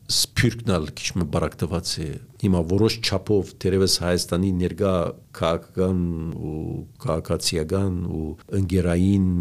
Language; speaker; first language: Armenian; early bilingual, heritage; Armenian